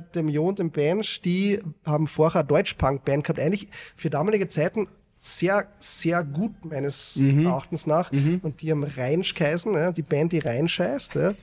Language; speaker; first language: German; native; German